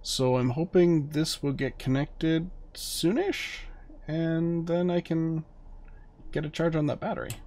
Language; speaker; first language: English; native; English